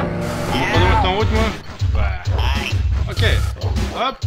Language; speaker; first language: French; native; French